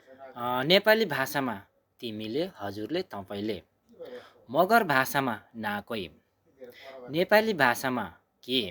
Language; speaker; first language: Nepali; non-native, local second language; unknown